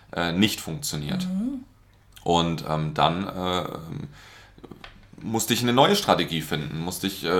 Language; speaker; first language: German; native; German